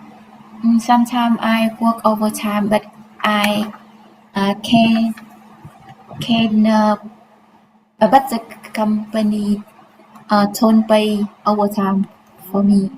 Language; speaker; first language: English; non-native, learner; Vietnamese